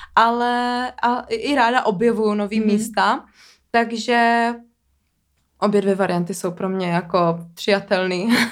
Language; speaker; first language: Czech; early bilingual, other home language; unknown